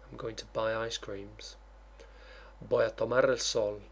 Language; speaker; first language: English; native; English